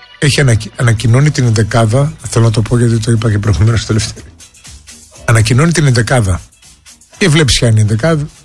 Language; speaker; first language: Greek; native; Greek